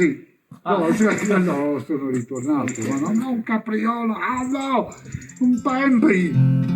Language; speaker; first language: Italian; early bilingual, heritage; English